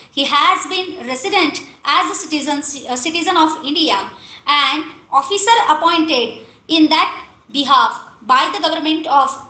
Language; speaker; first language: English; non-native, local second language; Marathi